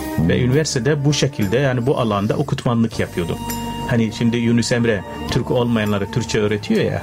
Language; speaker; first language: Turkish; non-native, fluent; Arabic